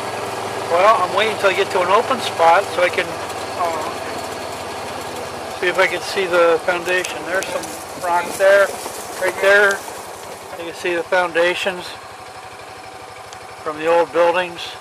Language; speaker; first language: English; native; English